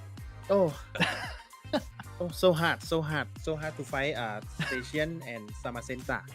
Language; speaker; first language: English; non-native, learner; Thai